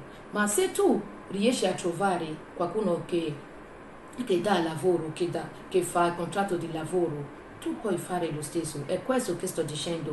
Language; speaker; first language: Italian; non-native, learner; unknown